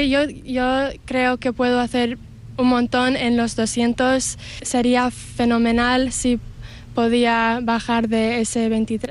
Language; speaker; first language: Spanish; early bilingual, heritage; Spanish